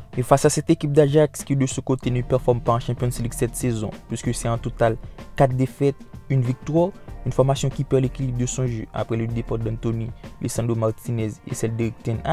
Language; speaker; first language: French; native; French